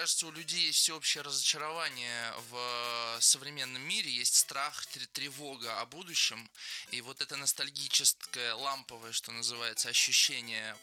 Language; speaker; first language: Russian; native; Russian